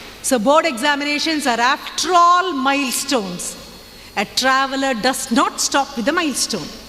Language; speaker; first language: English; non-native, local second language; Tamil